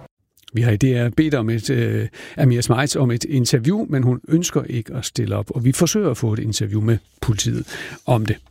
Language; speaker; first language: Danish; native; Danish